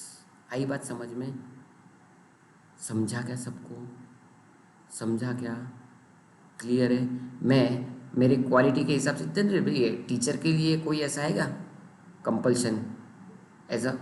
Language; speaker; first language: Hindi; non-native, local second language; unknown